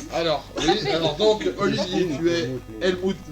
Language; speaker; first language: French; native; French